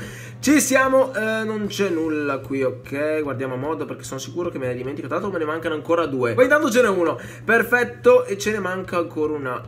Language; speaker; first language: Italian; native; Italian